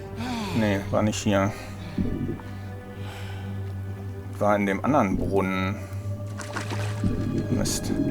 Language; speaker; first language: German; native; German